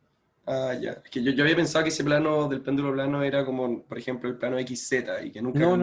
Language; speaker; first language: Spanish; native; Spanish